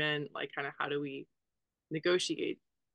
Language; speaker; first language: English; native; English